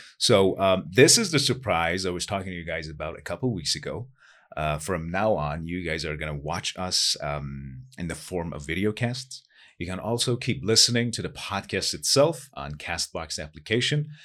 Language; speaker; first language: English; non-native, fluent; Persian